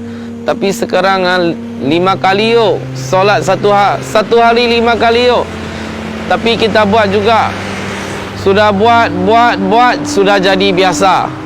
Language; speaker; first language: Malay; non-native, local second language; Chinese